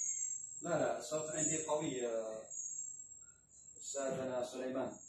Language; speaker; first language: Arabic; non-native, fluent; Khmer